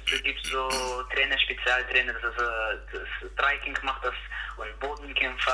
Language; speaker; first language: German; non-native, learner; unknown